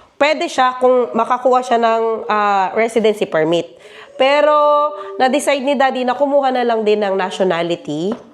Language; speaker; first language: Filipino; native; Filipino